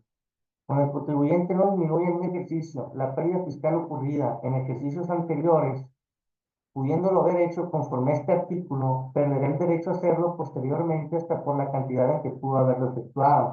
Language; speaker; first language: Spanish; native; Spanish